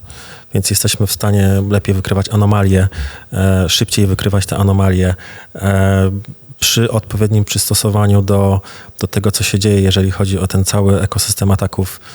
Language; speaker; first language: Polish; native; Polish